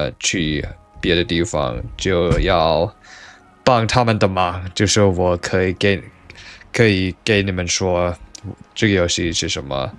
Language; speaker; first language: Chinese; non-native, learner; English